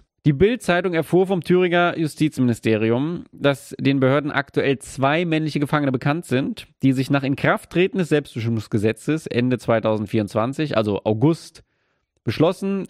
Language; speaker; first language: German; native; German